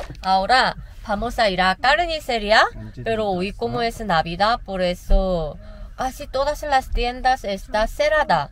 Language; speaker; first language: Spanish; non-native, fluent; Korean